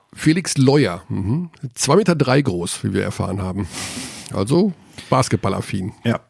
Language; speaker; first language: German; native; German